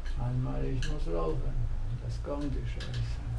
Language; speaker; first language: German; non-native, learner; Polish